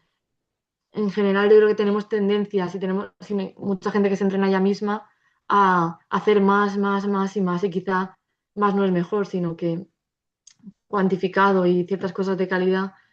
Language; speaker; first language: Spanish; native; Spanish